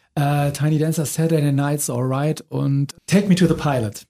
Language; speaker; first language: German; native; German